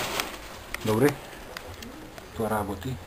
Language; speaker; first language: Bulgarian; non-native, learner; Finnish